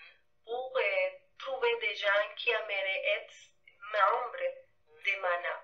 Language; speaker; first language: French; non-native, fluent; Spanish